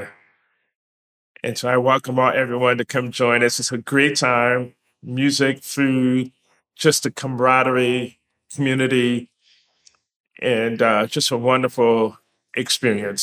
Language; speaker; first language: English; native; English